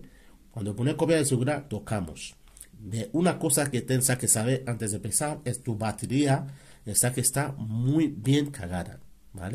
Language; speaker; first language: Spanish; non-native, learner; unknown